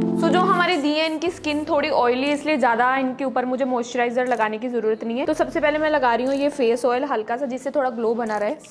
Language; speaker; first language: Hindi; native; Hindi